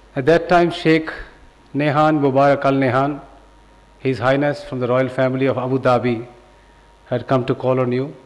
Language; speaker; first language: English; non-native, local second language; Punjabi